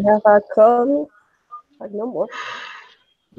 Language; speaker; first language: English; non-native, learner; Spanish